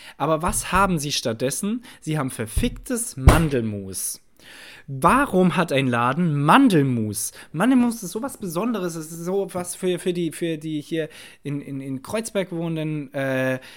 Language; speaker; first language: German; native; German